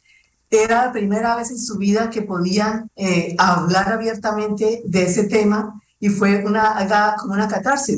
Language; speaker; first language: Spanish; native; Spanish